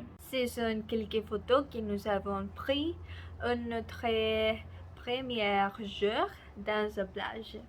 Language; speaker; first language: French; non-native, learner; Spanish